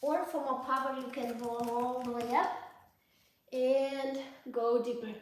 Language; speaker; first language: English; non-native, fluent; Ukrainian